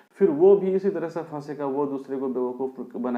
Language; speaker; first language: Hindi; native; Hindi